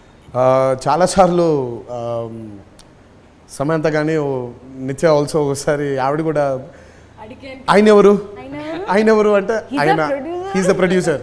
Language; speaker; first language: Telugu; native; Telugu